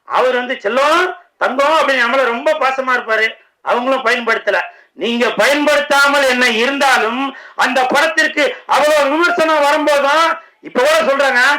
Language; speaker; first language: Tamil; native; Tamil